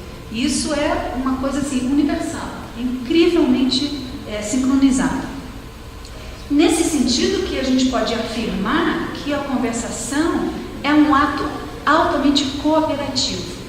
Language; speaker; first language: Portuguese; non-native, fluent; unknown